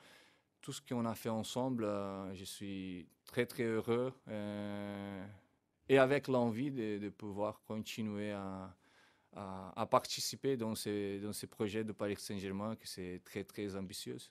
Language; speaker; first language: French; non-native, fluent; Portuguese